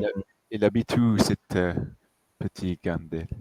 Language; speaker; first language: French; non-native, fluent; English